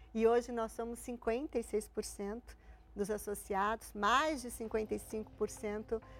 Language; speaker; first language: Portuguese; native; Portuguese